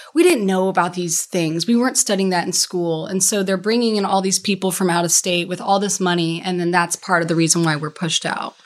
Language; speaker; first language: English; native; English